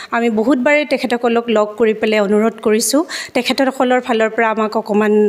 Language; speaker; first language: Assamese; native; Assamese